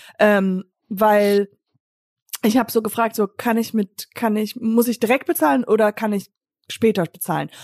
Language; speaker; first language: German; early bilingual, other home language; English